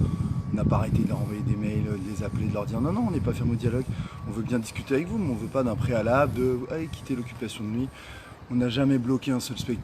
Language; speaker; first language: French; native; French